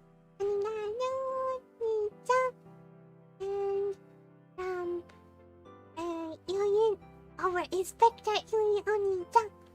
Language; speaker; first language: Japanese; non-native, learner; English